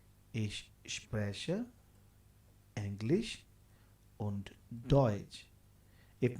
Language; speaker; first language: German; non-native, fluent; Hindi